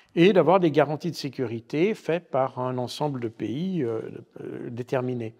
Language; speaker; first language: French; native; French